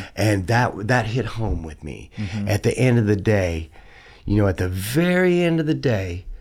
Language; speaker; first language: English; native; English